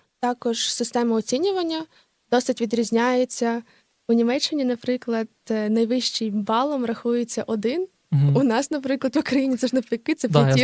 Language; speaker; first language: Ukrainian; native; Ukrainian